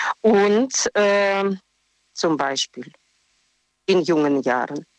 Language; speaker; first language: German; non-native, learner; Russian